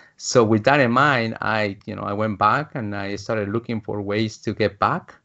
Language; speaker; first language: English; non-native, fluent; Spanish